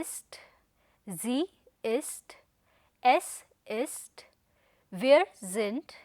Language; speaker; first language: German; non-native, fluent; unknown